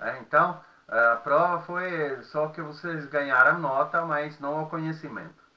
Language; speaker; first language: Portuguese; non-native, fluent; Czech